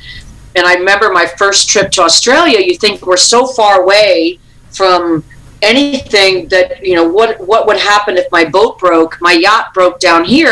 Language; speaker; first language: English; native; English